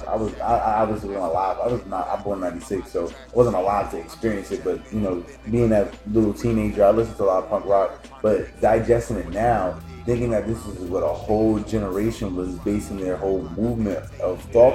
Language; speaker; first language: English; native; English